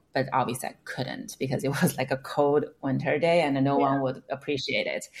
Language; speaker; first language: English; non-native, fluent; Chinese